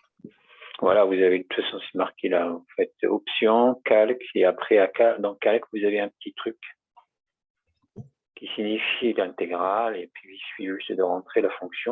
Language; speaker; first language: French; native; French